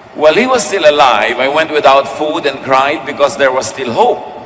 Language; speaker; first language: English; non-native, local second language; Filipino